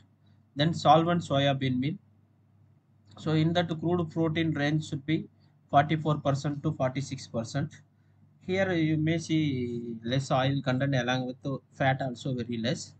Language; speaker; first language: English; non-native, local second language; Tamil